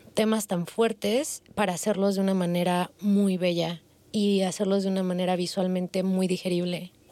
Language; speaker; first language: Spanish; native; Spanish